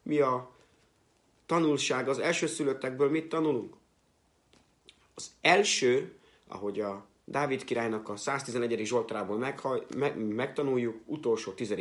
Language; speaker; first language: Hungarian; native; Hungarian